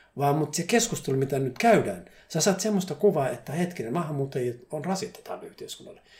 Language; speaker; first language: Finnish; non-native, fluent; Somali